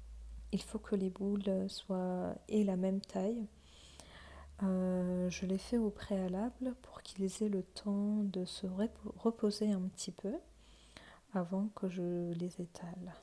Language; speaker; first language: French; non-native, fluent; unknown